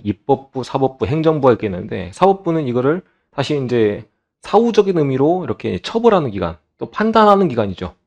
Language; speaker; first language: Korean; native; Korean